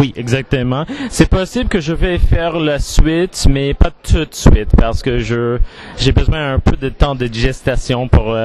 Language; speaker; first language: French; non-native, learner; English